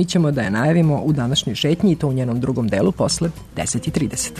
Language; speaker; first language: Serbian; native; Serbian